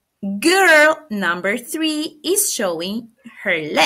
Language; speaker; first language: English; non-native, fluent; Spanish